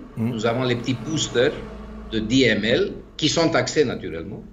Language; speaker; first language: French; non-native, fluent; Greek